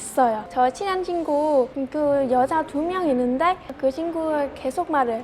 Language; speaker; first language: Korean; non-native, learner; Vietnamese